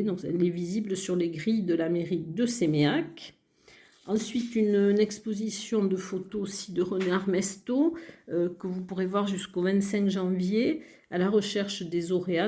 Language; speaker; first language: French; native; French